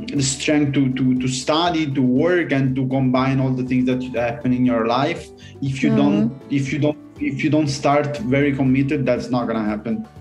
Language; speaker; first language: English; non-native, fluent; Italian